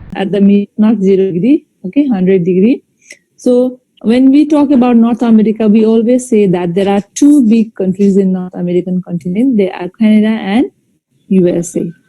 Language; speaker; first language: English; non-native, local second language; Nepali